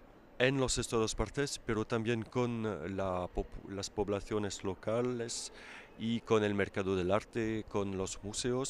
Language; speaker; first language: Spanish; non-native, fluent; French